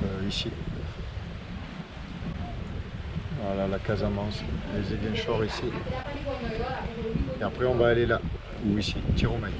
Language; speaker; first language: French; native; French